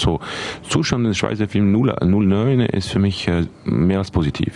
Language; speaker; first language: German; non-native, fluent; French